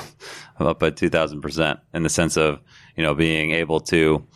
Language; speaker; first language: English; native; English